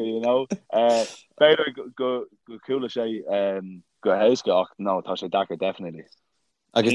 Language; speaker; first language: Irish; non-native, local second language; English